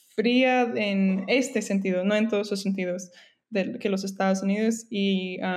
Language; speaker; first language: Spanish; non-native, fluent; English